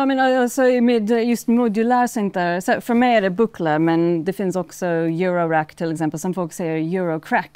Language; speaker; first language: Swedish; non-native, fluent; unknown